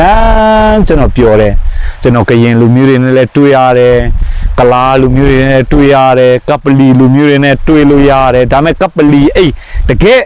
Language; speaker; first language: Burmese; non-native, fluent; Mizo